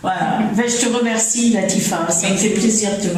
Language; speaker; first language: French; native; French